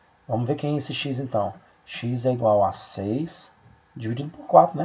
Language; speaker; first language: Portuguese; native; Portuguese